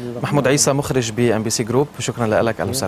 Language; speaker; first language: Arabic; native; Arabic